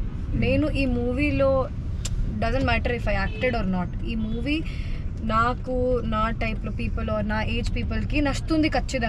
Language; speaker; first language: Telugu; non-native, fluent; Hindi